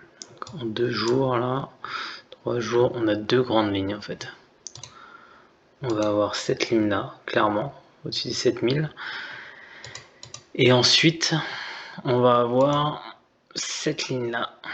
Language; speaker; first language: French; native; French